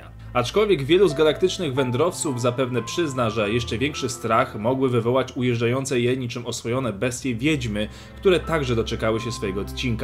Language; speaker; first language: Polish; native; Polish